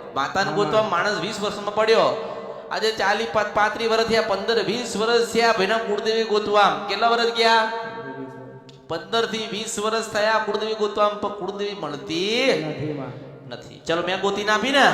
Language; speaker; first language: Gujarati; native; Gujarati